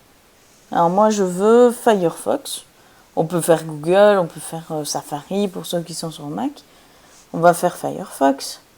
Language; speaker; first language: French; native; French